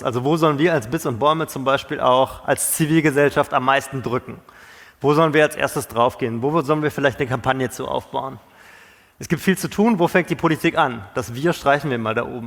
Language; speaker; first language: German; native; German